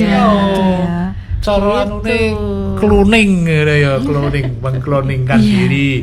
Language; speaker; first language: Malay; non-native, local second language; Javanese